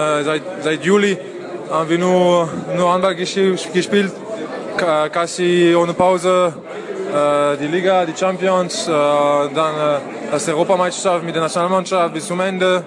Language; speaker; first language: German; non-native, fluent; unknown